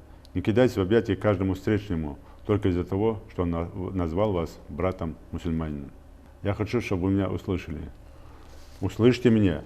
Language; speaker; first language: Russian; non-native, local second language; Ingush